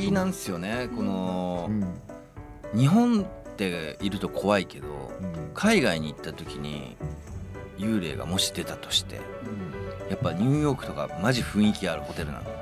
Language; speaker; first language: Japanese; native; Japanese